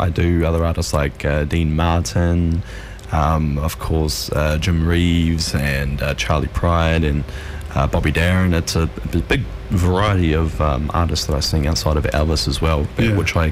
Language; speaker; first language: English; native; English